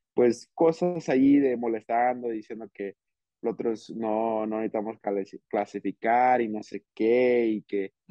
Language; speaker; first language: Spanish; early bilingual, heritage; Spanish